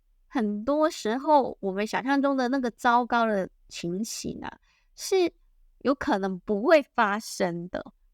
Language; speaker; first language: Chinese; native; Chinese